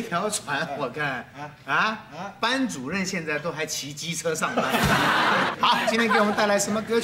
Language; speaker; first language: Chinese; native; Chinese